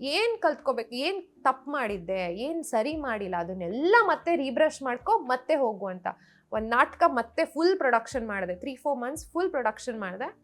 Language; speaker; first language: Kannada; non-native, local second language; Rajasthani